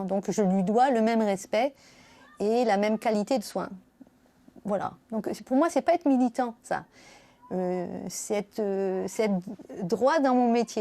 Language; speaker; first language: French; native; French